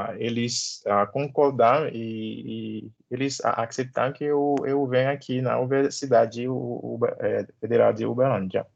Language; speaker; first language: Portuguese; non-native, learner; Haitian Creole